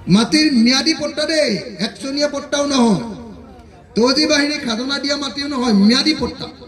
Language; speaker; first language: Assamese; native; Assamese